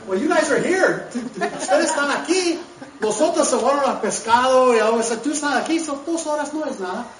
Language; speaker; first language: Spanish; non-native, learner; English